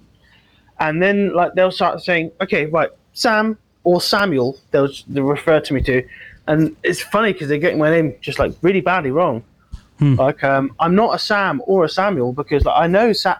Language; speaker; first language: English; native; English